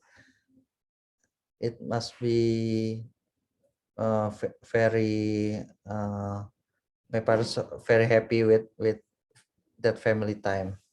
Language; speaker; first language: English; non-native, learner; Indonesian